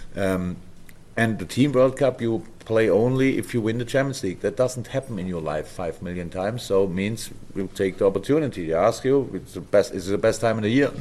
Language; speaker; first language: English; non-native, fluent; German